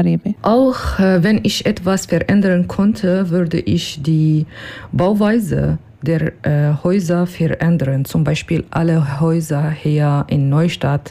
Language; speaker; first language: German; non-native, learner; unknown